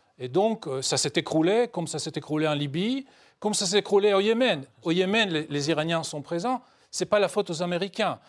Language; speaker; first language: French; non-native, fluent; Hebrew